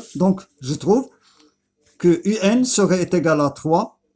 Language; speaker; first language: French; non-native, local second language; Arabic